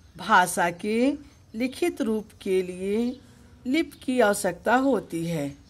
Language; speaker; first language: Hindi; native; Hindi